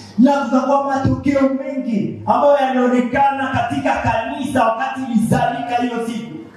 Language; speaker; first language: Swahili; non-native, local second language; Nande